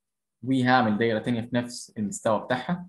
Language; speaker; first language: Arabic; native; Arabic